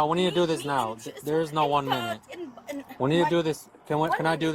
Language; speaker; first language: English; native; English